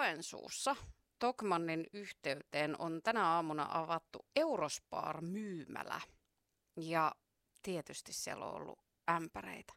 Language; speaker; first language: Finnish; native; Finnish